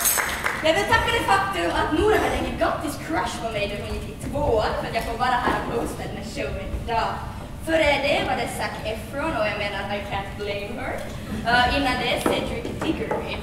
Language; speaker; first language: Swedish; native; Swedish